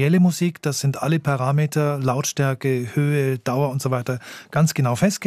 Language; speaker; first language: German; native; German